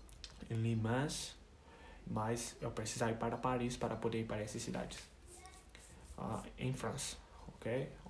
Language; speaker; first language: Portuguese; non-native, fluent; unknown